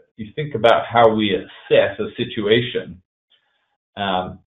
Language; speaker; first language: English; native; English